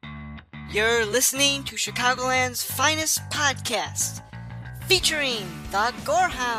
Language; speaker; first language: English; native; English